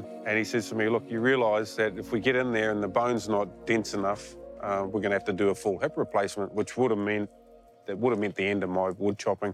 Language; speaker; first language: English; native; English